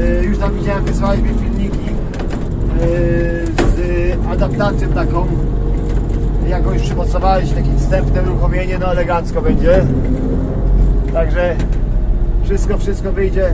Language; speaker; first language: Polish; native; Polish